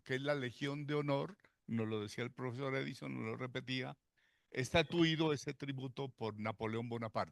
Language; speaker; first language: Spanish; native; Spanish